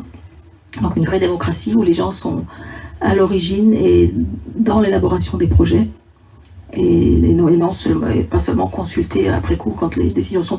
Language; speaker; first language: French; native; French